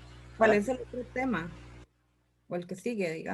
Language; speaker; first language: Spanish; native; Spanish